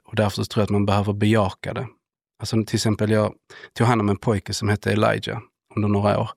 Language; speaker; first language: Swedish; native; Swedish